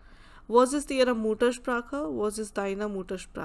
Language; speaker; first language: German; non-native, fluent; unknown